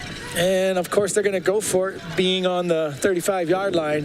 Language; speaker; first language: English; native; English